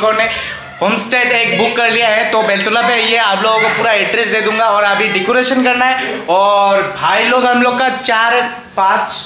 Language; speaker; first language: Hindi; non-native, local second language; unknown